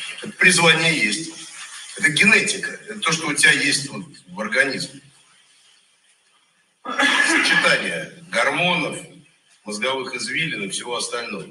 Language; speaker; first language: Russian; native; Russian